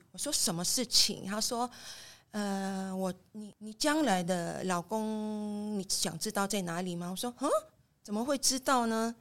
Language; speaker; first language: Chinese; non-native, fluent; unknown